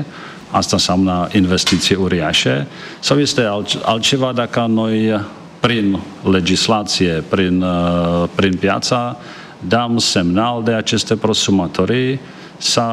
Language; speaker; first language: Romanian; non-native, fluent; Czech